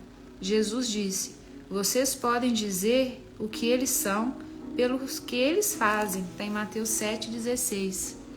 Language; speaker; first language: Portuguese; native; Portuguese